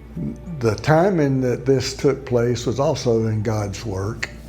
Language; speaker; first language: English; native; English